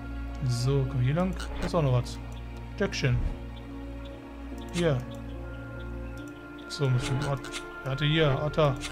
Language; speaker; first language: German; native; German